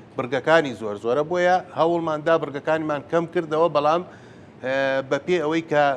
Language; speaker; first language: Central Kurdish; native; Central Kurdish